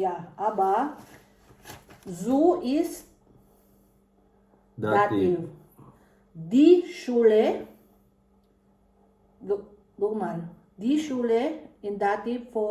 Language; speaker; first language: German; non-native, fluent; Filipino